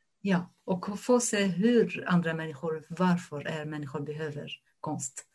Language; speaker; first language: Swedish; non-native, fluent; Arabic